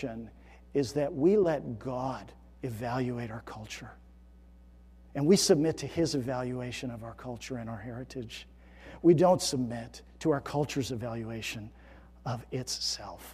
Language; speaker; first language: English; native; English